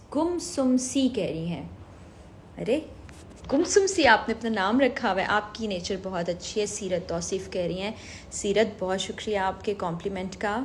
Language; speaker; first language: Urdu; native; Urdu